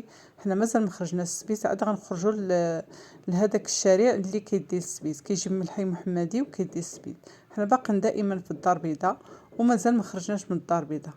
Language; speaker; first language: Arabic; native; Arabic